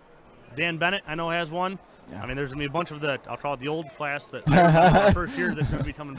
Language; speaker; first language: English; native; English